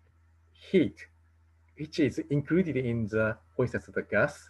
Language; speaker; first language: English; non-native, fluent; Japanese